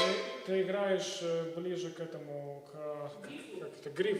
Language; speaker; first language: Russian; native; Russian